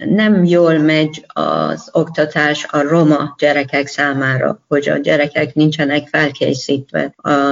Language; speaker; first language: Hungarian; non-native, learner; Persian